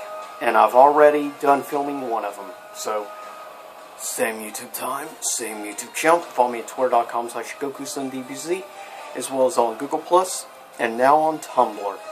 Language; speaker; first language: English; native; English